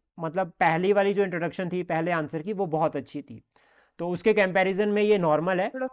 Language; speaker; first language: Hindi; native; Hindi